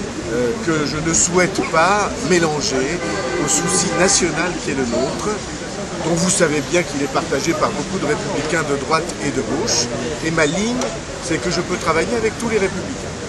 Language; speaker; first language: French; native; French